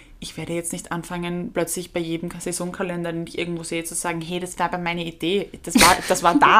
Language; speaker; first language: German; native; German